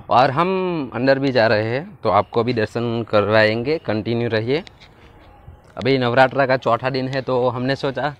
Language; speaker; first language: Hindi; non-native, local second language; Gujarati